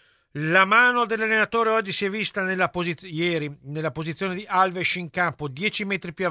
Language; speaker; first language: Italian; native; Italian